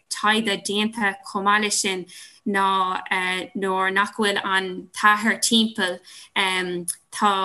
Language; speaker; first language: Irish; non-native, local second language; English